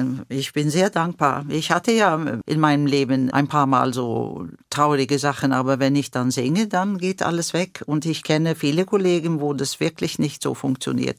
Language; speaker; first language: German; non-native, fluent; Swedish